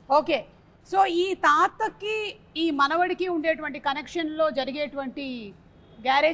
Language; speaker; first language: Telugu; native; Telugu